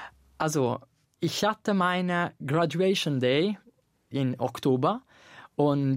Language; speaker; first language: German; non-native, fluent; Italian